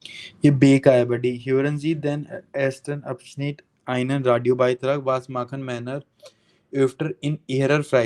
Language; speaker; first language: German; non-native, fluent; Hindi